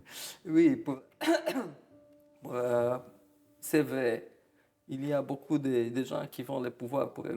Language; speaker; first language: French; non-native, fluent; Romanian